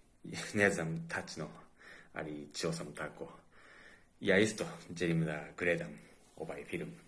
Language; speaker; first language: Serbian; non-native, fluent; Japanese